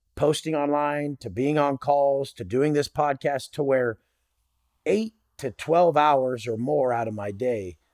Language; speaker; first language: English; native; English